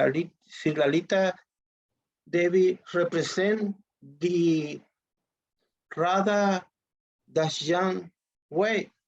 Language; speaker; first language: English; non-native, learner; Spanish